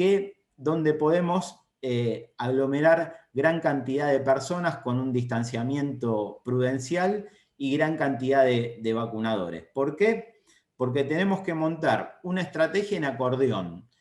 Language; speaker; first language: Spanish; native; Spanish